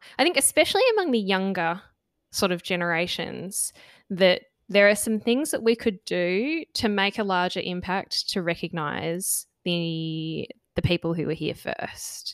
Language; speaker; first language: English; native; English